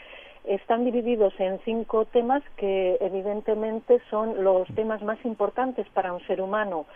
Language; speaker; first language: Spanish; native; Spanish